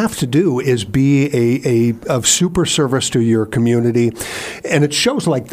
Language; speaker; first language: English; native; English